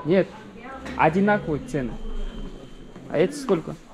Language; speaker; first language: Russian; non-native, local second language; Kazakh